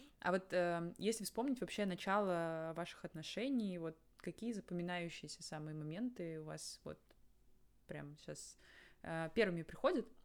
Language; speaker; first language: Russian; native; Russian